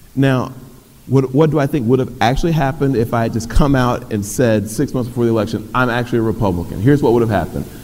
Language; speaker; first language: English; native; English